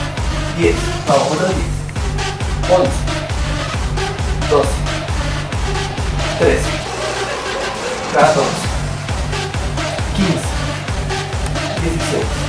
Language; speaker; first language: Spanish; native; Spanish